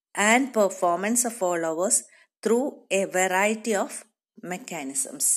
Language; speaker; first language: English; non-native, local second language; Malayalam